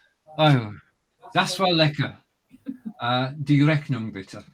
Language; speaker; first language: German; non-native, learner; English